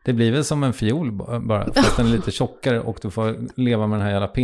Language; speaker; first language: Swedish; native; Swedish